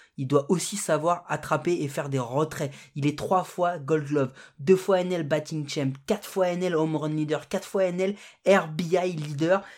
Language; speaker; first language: French; native; French